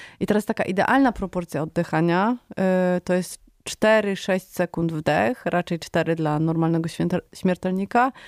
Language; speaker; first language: Polish; native; Polish